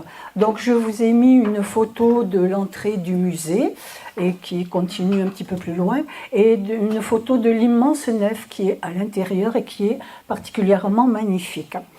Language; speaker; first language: French; native; French